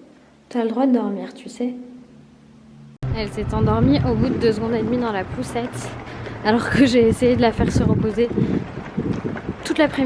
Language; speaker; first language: French; native; French